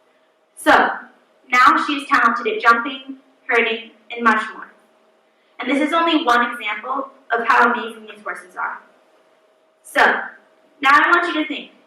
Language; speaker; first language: English; native; English